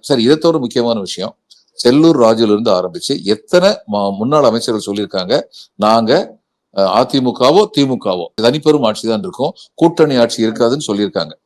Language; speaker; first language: Tamil; native; Tamil